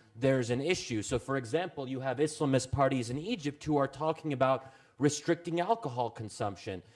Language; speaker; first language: English; native; English